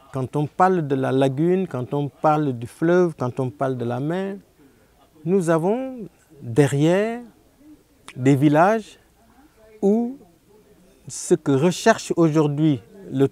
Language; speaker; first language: French; non-native, local second language; Wolof